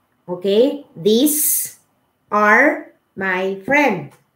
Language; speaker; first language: English; non-native, local second language; Filipino